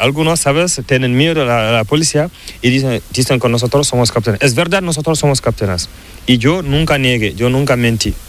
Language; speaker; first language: Spanish; non-native, learner; Fula